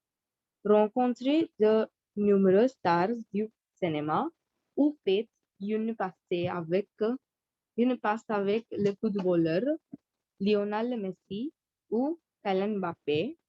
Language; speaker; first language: French; non-native, learner; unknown